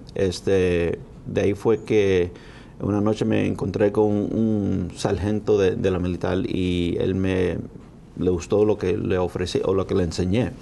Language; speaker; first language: Spanish; early bilingual, heritage; Spanish